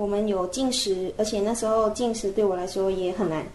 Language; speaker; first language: Chinese; native; Chinese